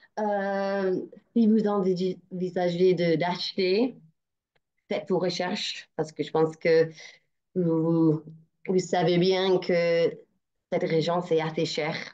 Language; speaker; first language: French; non-native, fluent; English